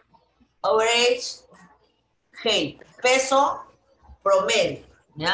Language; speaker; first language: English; non-native, learner; Spanish